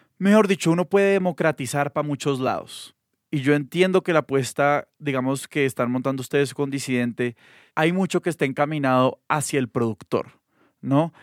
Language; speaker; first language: Spanish; native; Spanish